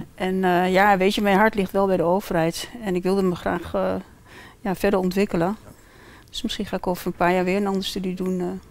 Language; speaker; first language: Dutch; early bilingual, other home language; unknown